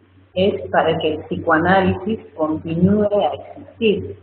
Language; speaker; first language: Spanish; native; Spanish